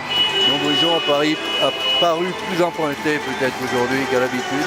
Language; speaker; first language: French; native; French